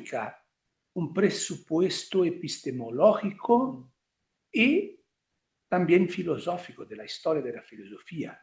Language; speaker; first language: Spanish; non-native, fluent; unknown